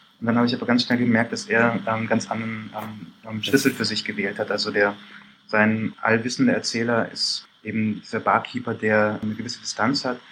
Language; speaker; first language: German; early bilingual, other home language; Persian